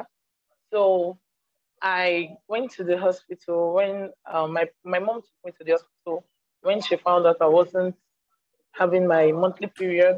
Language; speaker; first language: English; non-native, local second language; Igbo